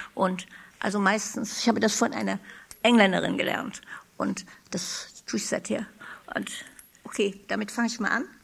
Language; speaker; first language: German; native; German